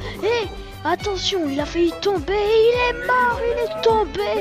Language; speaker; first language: French; native; French